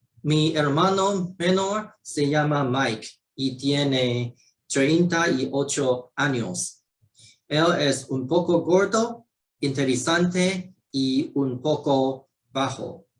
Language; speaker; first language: Spanish; non-native, learner; Chinese